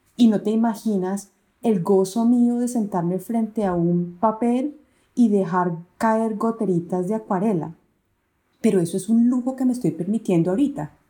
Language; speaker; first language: Spanish; native; Spanish